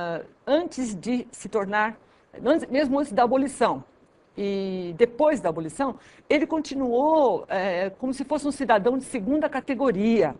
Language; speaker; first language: Portuguese; native; Portuguese